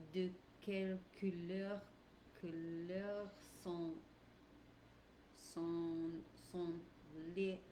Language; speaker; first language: French; non-native, learner; English